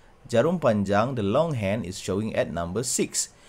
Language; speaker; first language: English; non-native, local second language; Malay